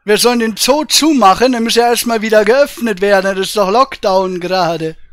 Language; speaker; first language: German; native; German